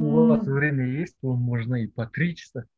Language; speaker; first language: Russian; native; Russian